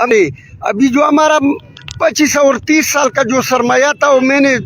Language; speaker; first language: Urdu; non-native, local second language; Pashto